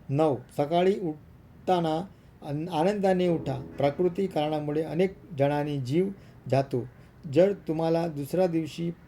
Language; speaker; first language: Marathi; non-native, local second language; Gujarati